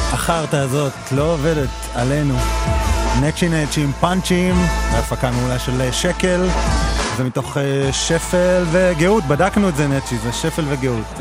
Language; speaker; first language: Hebrew; native; Hebrew